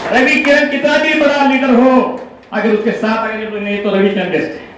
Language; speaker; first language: Hindi; non-native, local second language; Telugu